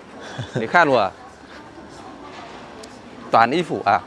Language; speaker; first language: Chinese; non-native, learner; Vietnamese